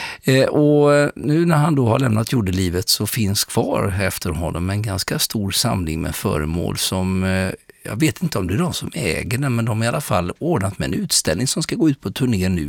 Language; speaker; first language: Swedish; native; Swedish